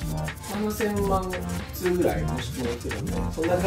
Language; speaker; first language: Japanese; native; Japanese